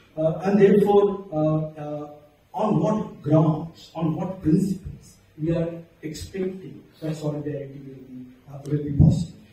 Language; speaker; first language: English; non-native, local second language; Marathi